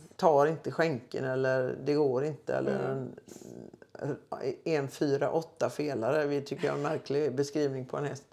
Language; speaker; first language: Swedish; native; Swedish